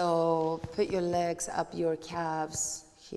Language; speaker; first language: English; non-native, fluent; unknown